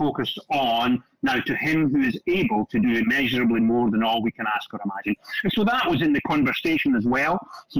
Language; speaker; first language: English; native; English